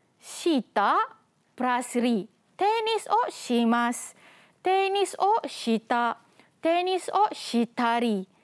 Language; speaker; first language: Japanese; non-native, fluent; Malay